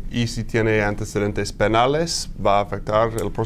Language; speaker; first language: Spanish; non-native, fluent; English